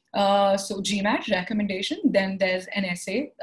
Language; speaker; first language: English; non-native, local second language; Hindi